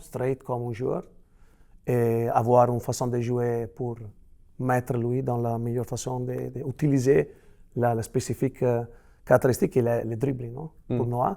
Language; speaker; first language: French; non-native, fluent; Italian